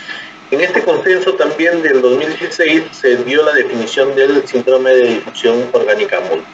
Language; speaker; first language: Spanish; native; Spanish